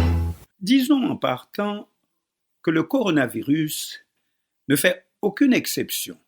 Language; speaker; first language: French; non-native, local second language; Haitian Creole